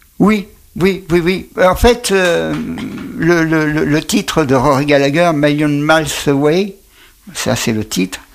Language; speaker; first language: French; native; French